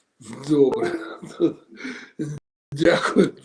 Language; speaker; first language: Ukrainian; non-native, local second language; Russian